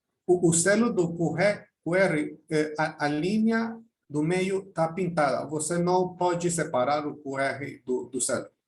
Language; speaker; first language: Portuguese; non-native, fluent; Spanish